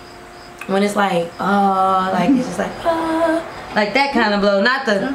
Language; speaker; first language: English; native; English